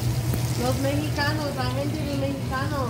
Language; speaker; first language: Spanish; non-native, learner; English